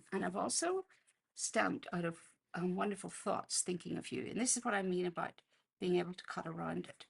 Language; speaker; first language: English; native; English